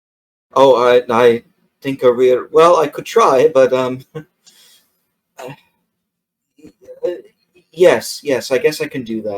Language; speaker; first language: English; native; English